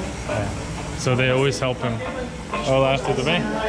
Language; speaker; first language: English; native; English